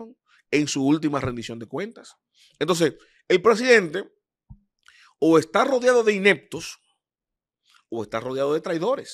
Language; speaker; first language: Spanish; native; Spanish